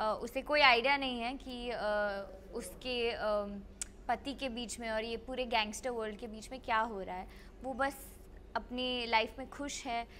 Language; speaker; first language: Hindi; non-native, local second language; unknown